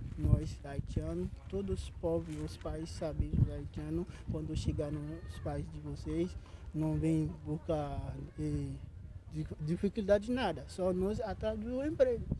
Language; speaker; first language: Portuguese; non-native, learner; Haitian Creole